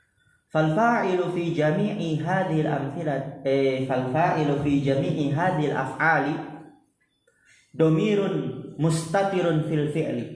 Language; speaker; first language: Arabic; non-native, fluent; Indonesian